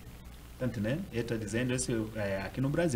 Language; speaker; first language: Portuguese; non-native, learner; Swahili